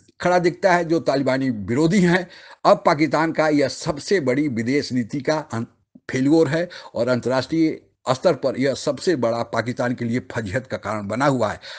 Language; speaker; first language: Hindi; native; Hindi